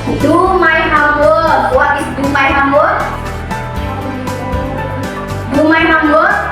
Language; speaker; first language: English; non-native, learner; Indonesian